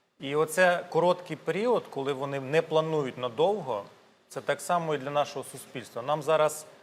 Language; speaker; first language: Ukrainian; non-native, local second language; Russian